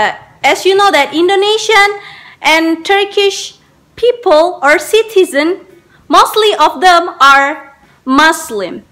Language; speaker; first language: English; non-native, learner; Indonesian